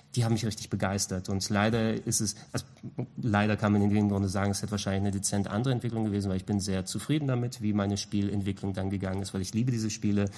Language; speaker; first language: German; non-native, local second language; Greek